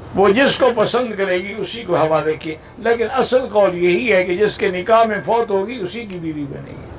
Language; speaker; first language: Urdu; non-native, local second language; Punjabi